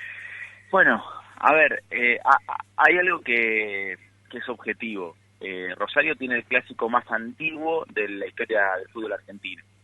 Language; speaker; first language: Spanish; native; Spanish